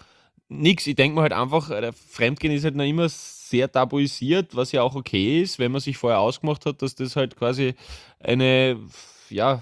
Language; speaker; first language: German; native; German